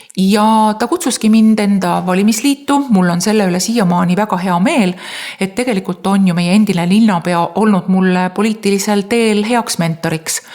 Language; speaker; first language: Estonian; native; Estonian